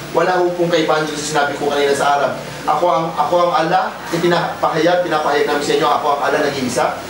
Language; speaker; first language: Filipino; native; Filipino